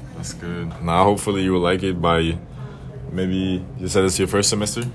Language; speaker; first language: English; non-native, fluent; German